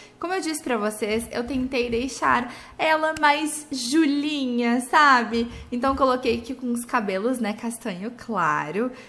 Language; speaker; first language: Portuguese; native; Portuguese